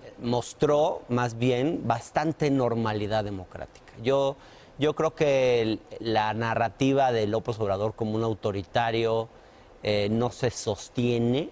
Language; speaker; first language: Spanish; native; Spanish